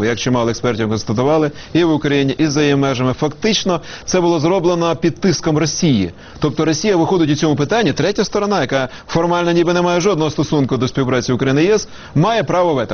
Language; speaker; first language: Ukrainian; native; Ukrainian